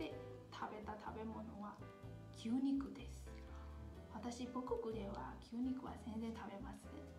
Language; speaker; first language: Japanese; non-native, fluent; Burmese